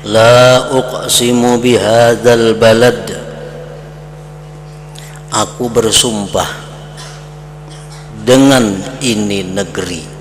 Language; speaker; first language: Indonesian; non-native, local second language; Banjar